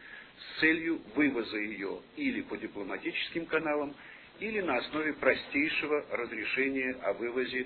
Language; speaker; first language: Russian; native; Russian